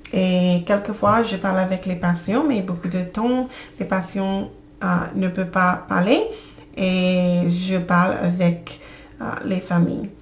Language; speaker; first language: French; non-native, learner; English